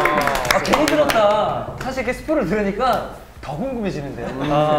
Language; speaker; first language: Korean; native; Korean